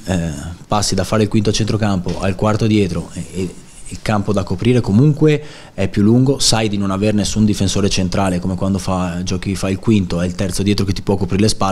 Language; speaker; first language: Italian; native; Italian